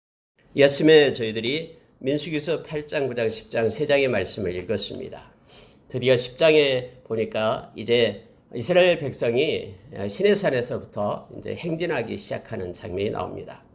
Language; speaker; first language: Korean; native; Korean